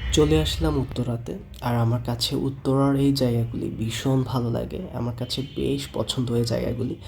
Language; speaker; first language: Bangla; non-native, local second language; Chakma